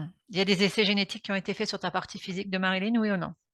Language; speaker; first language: French; native; French